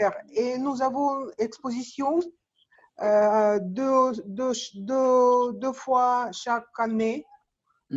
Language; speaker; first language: French; non-native, learner; Russian